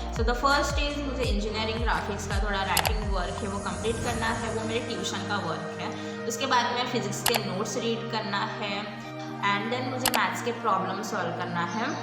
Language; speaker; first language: Hindi; non-native, local second language; Marathi